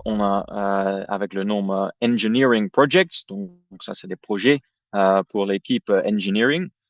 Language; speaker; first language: French; non-native, fluent; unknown